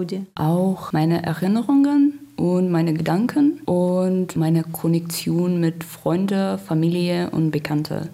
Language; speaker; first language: German; non-native, learner; Russian